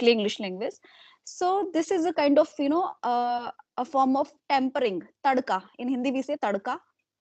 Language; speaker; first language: English; non-native, local second language; Hindi